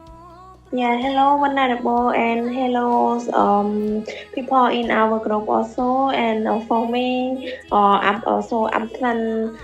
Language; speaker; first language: English; non-native, learner; Khmer